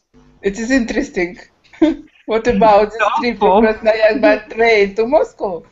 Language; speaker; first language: English; non-native, learner; Russian